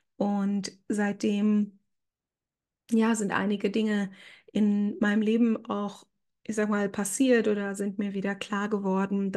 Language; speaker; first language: German; native; German